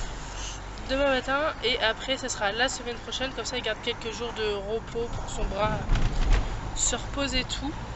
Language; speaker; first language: French; native; French